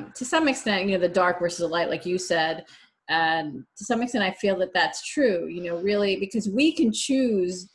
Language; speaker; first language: English; native; English